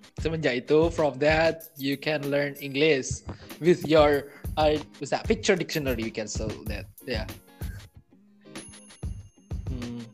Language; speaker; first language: English; non-native, learner; Indonesian